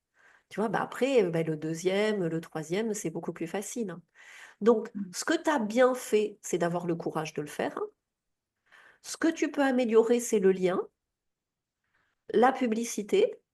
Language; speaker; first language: French; native; French